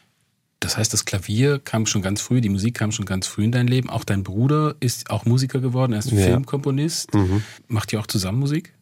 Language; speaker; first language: German; native; German